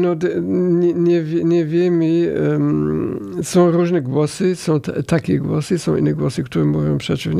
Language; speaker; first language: Polish; non-native, fluent; German